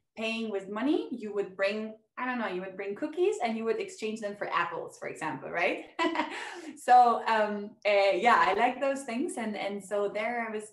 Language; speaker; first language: English; non-native, fluent; German